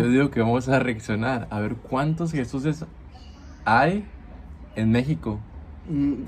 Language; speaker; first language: Spanish; native; Spanish